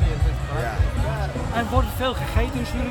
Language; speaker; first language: Dutch; native; Dutch